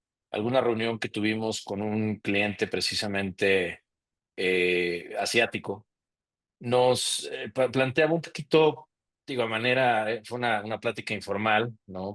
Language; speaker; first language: Spanish; native; Spanish